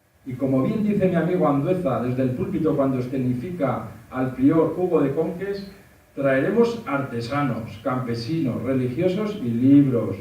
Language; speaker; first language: Spanish; native; Spanish